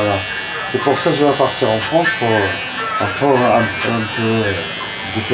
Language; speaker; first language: French; non-native, learner; Arabic